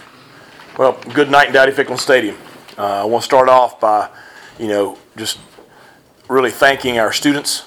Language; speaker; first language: English; native; English